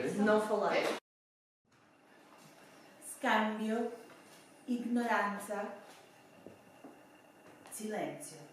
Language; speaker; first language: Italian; non-native, learner; Swedish